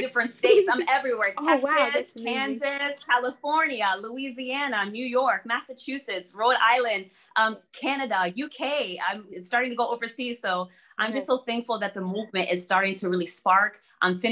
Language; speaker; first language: English; early bilingual, other home language; German